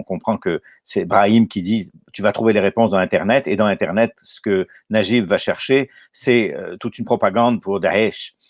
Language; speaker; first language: French; native; French